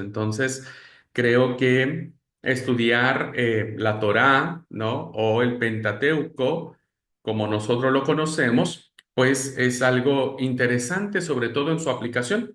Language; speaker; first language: Spanish; native; Spanish